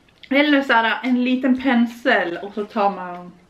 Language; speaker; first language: Swedish; native; Swedish